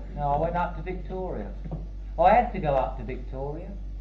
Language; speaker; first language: English; native; English